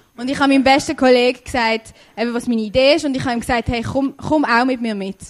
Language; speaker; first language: German; native; German